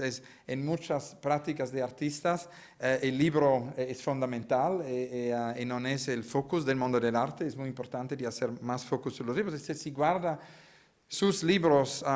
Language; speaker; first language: Spanish; non-native, learner; Italian